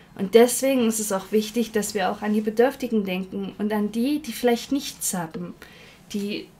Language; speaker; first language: German; native; German